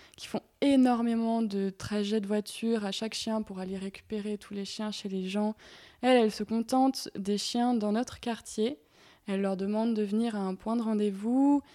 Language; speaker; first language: French; native; French